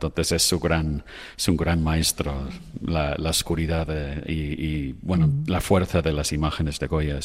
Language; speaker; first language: Spanish; non-native, fluent; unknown